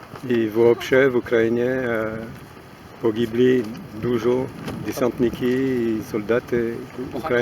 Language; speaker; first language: Russian; non-native, learner; French